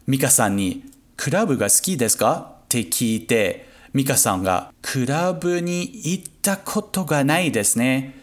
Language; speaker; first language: Japanese; non-native, fluent; English